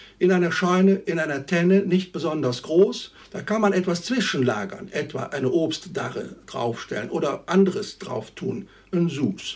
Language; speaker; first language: German; native; German